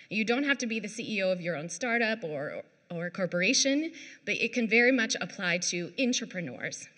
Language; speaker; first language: English; native; English